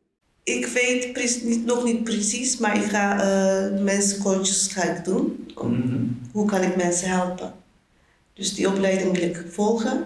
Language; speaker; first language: Dutch; non-native, learner; Turkish